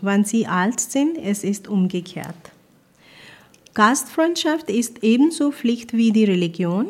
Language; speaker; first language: German; non-native, fluent; Punjabi